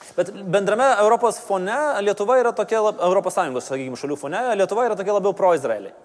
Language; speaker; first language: Lithuanian; native; Lithuanian